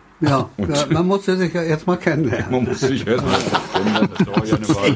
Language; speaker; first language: German; native; German